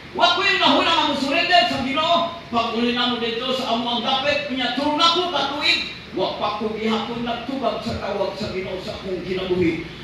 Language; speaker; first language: Cebuano; non-native, local second language; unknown